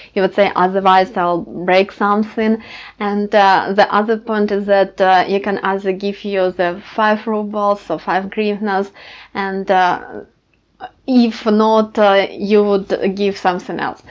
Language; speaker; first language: English; non-native, fluent; Ukrainian